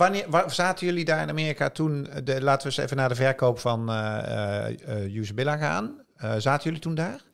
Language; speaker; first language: Dutch; native; Dutch